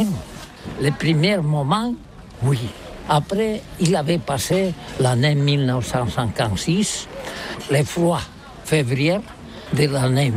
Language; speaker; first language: French; non-native, learner; Catalan